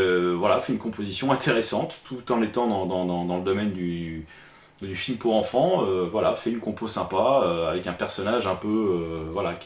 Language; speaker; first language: French; native; French